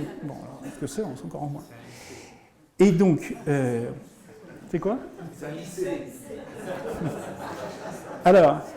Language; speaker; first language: French; native; French